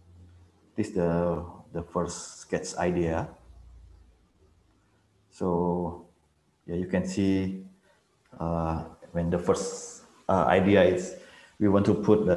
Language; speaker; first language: English; non-native, fluent; Indonesian